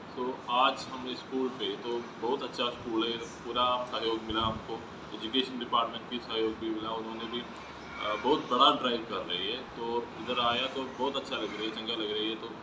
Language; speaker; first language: Hindi; non-native, local second language; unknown